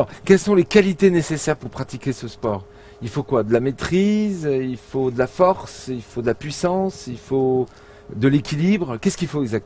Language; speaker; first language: French; native; French